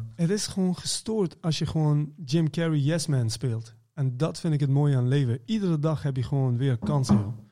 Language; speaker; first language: Dutch; early bilingual, other home language; Persian